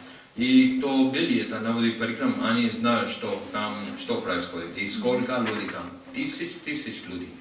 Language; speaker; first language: Russian; non-native, learner; Hindi